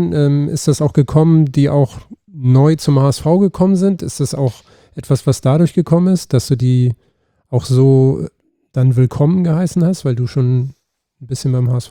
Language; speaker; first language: German; native; German